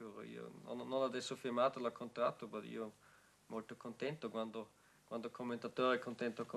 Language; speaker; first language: Italian; non-native, learner; German